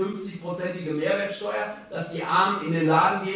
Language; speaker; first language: German; native; German